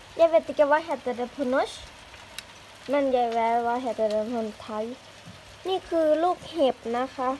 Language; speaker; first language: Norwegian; non-native, learner; Thai